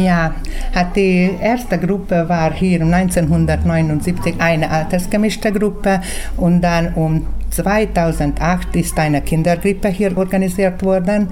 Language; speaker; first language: German; early bilingual, heritage; German